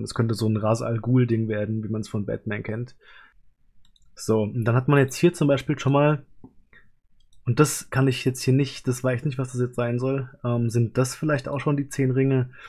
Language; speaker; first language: German; native; German